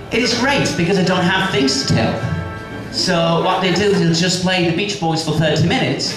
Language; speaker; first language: English; non-native, fluent; Spanish